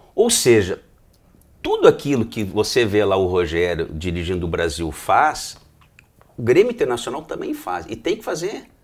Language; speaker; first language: Portuguese; native; Portuguese